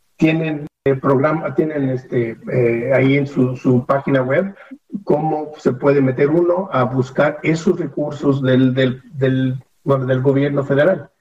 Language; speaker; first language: Spanish; early bilingual, heritage; Spanish